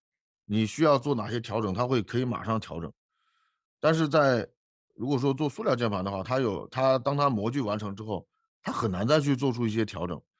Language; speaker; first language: Chinese; native; Chinese